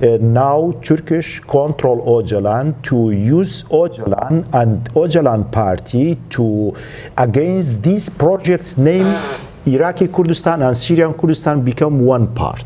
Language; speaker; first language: English; non-native, learner; Central Kurdish